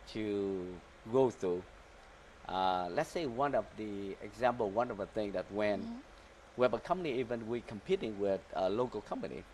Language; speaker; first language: English; early bilingual, other home language; Vietnamese